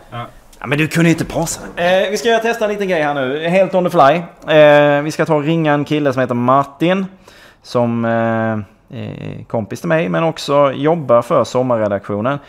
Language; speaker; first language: Swedish; native; Swedish